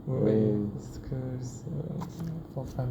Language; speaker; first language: French; non-native, learner; Chinese